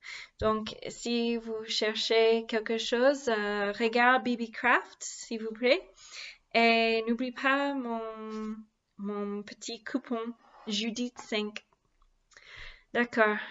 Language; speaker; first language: French; non-native, learner; English